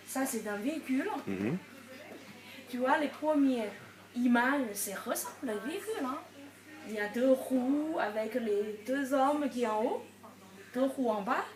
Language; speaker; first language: French; non-native, learner; Chinese